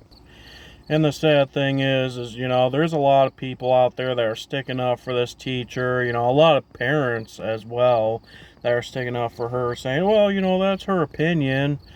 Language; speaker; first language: English; native; English